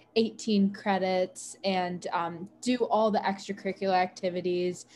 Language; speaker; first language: English; native; English